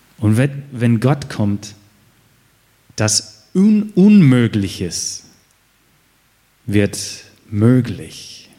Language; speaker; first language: German; non-native, fluent; English